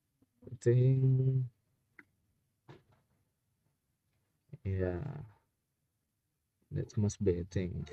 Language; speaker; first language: English; non-native, learner; Indonesian